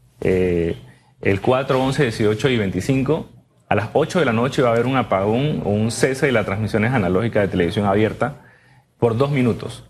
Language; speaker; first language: Spanish; native; Spanish